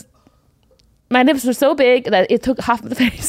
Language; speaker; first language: English; non-native, fluent; Chinese